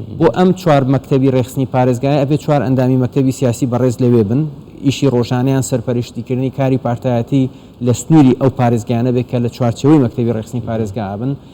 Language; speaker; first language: Central Kurdish; native; Central Kurdish